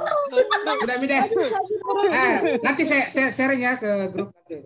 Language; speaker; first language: Indonesian; native; Indonesian